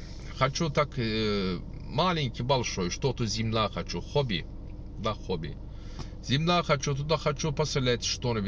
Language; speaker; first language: Russian; non-native, learner; Turkish